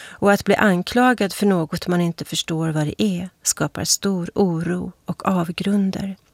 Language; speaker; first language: Swedish; native; Swedish